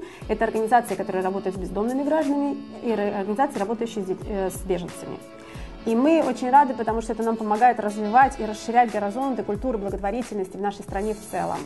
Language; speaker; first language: Russian; native; Russian